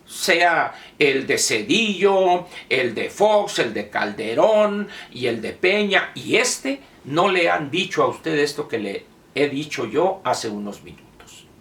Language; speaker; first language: Spanish; native; Spanish